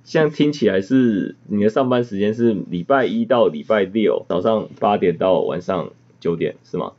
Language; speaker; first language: Chinese; native; Chinese